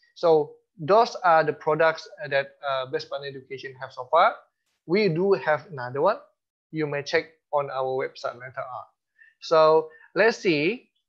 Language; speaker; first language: English; non-native, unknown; Indonesian